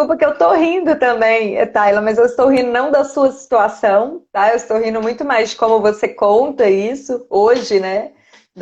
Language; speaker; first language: Portuguese; native; Portuguese